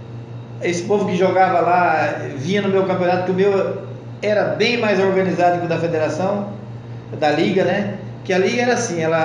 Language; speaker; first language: Portuguese; native; Portuguese